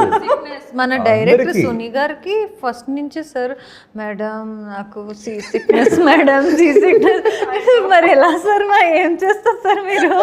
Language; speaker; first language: Telugu; non-native, learner; Kannada